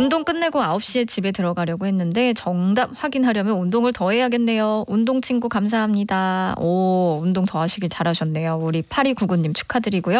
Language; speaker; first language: Korean; native; Korean